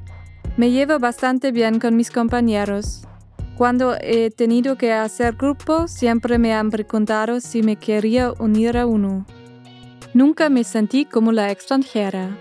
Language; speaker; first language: Spanish; non-native, fluent; German